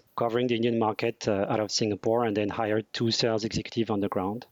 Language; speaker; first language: English; non-native, fluent; French